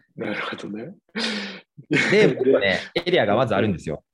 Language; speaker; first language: Japanese; non-native, fluent; Chinese